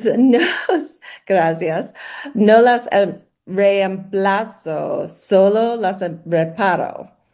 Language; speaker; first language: Spanish; non-native, learner; English